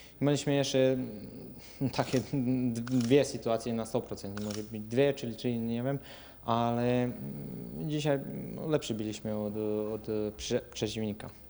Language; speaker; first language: Polish; non-native, learner; Serbian